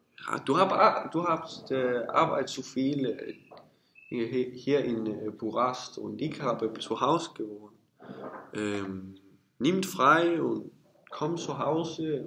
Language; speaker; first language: German; non-native, learner; Danish